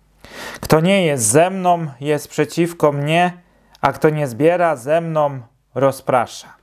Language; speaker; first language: Polish; native; Polish